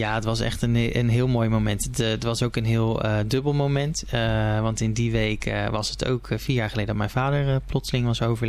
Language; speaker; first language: Dutch; native; Dutch